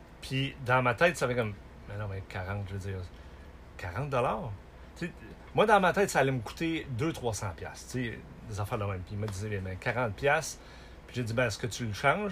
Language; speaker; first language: French; native; French